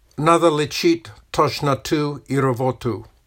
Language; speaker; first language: Russian; non-native, learner; English